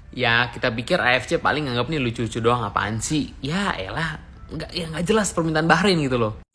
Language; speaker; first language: Indonesian; native; Indonesian